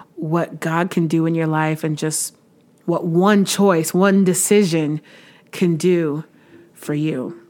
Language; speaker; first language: English; native; English